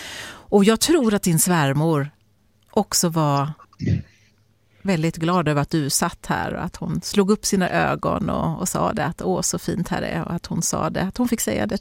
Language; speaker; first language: Swedish; native; Swedish